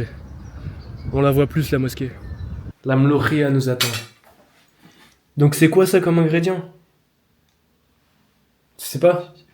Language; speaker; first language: French; native; French